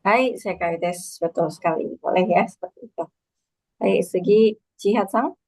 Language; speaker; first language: Indonesian; native; Indonesian